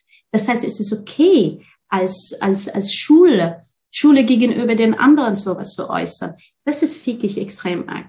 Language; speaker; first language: German; non-native, fluent; Arabic